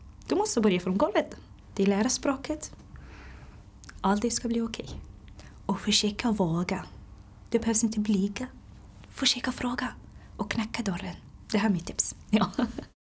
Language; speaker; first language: Swedish; non-native, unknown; Somali